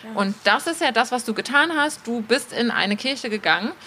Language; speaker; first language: German; native; German